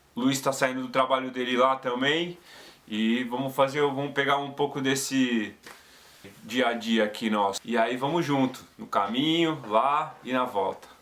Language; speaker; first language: Portuguese; native; Portuguese